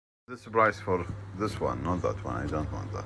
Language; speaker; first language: English; non-native, learner; Arabic